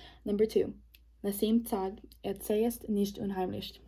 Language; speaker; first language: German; non-native, learner; English